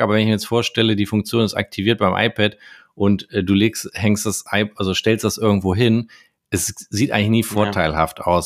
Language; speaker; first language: German; native; German